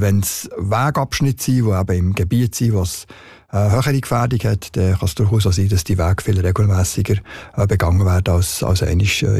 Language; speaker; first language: German; native; German